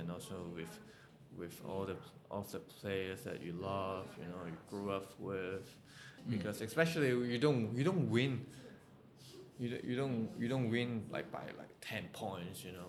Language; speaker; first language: English; non-native, local second language; Cantonese